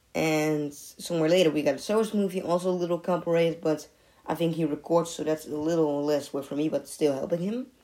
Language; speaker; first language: English; non-native, fluent; Dutch